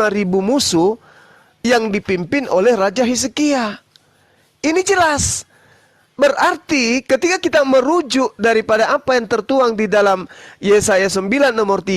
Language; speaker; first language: Indonesian; native; Indonesian